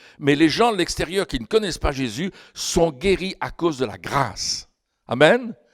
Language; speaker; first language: French; native; French